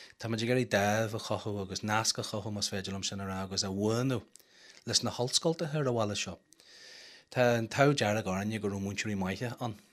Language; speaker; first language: Irish; non-native, local second language; English